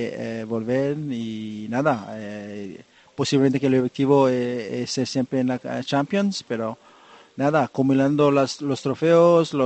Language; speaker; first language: Spanish; non-native, fluent; French